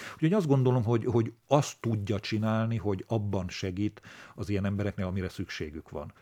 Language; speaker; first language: Hungarian; native; Hungarian